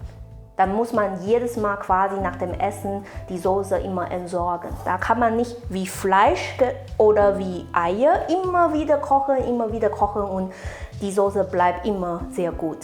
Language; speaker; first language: German; non-native, fluent; Chinese